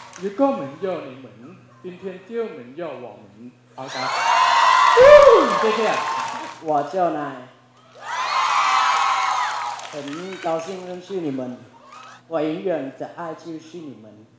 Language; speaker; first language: Chinese; non-native, learner; Thai